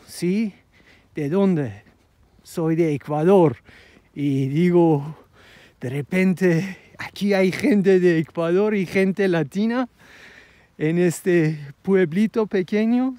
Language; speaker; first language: Spanish; non-native, fluent; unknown